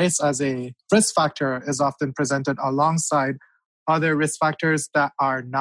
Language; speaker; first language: English; non-native, local second language; French